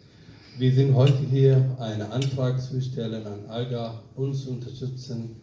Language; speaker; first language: German; non-native, fluent; Somali